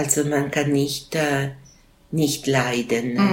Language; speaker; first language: German; non-native, local second language; Italian